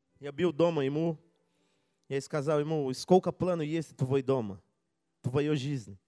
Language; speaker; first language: Russian; non-native, learner; Portuguese